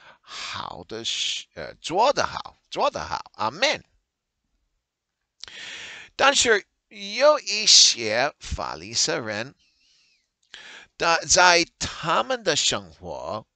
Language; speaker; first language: Chinese; non-native, learner; English